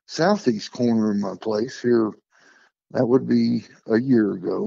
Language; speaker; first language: English; native; English